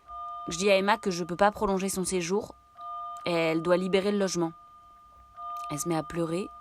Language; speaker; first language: French; native; French